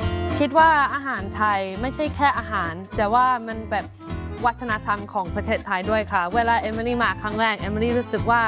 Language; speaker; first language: Thai; non-native, fluent; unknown